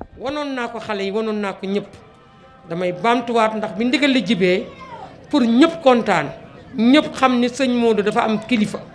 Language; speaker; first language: Wolof; native; Wolof